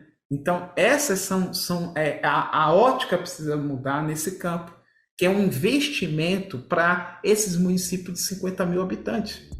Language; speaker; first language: Portuguese; native; Portuguese